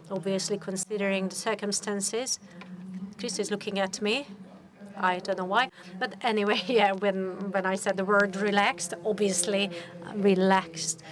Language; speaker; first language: English; non-native, fluent; Hungarian